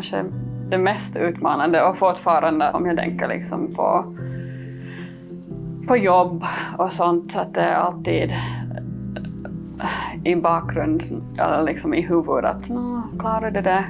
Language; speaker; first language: Swedish; non-native, fluent; English